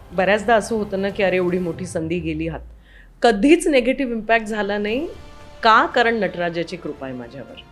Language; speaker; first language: Marathi; native; Marathi